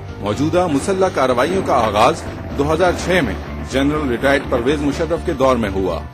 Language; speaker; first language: Urdu; native; Urdu